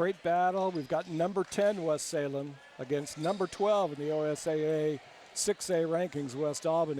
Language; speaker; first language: English; native; English